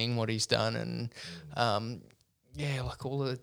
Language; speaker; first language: English; native; English